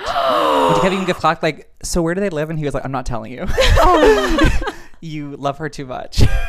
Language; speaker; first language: English; native; English